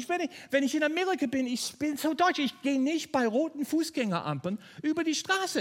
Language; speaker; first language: German; non-native, fluent; English